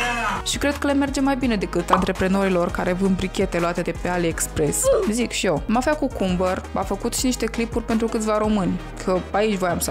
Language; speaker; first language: Romanian; native; Romanian